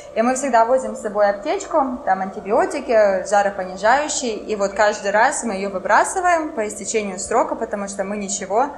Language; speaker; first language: Russian; non-native, local second language; French